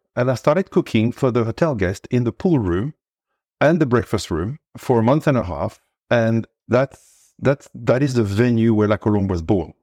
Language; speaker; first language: English; non-native, fluent; French